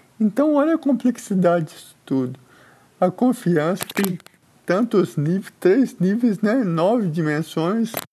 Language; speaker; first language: Portuguese; native; Portuguese